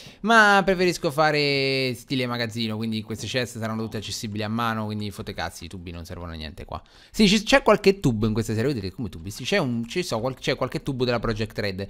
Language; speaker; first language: Italian; native; Italian